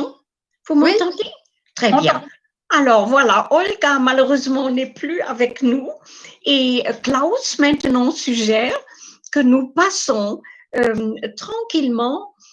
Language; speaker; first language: French; non-native, fluent; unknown